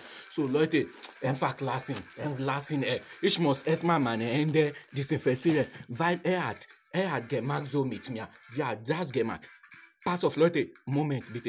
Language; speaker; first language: German; non-native, learner; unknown